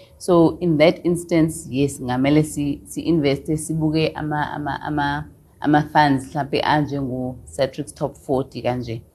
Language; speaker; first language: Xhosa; non-native, local second language; Zulu